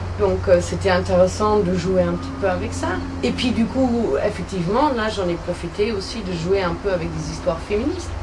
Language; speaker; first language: French; non-native, fluent; German